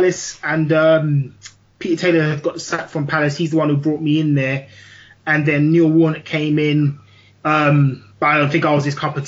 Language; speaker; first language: English; native; English